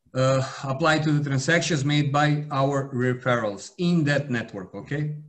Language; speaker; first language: English; non-native, fluent; Serbian